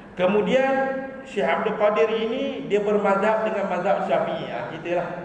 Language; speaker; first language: Malay; native; Malay